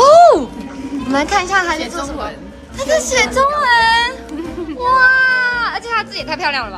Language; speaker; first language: Chinese; native; Chinese